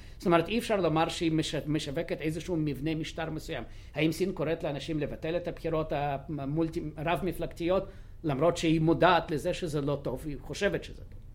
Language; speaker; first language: Hebrew; non-native, fluent; Russian